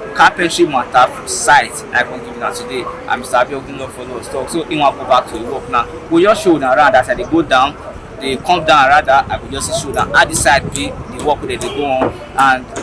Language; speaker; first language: Nigerian Pidgin; native; Nigerian Pidgin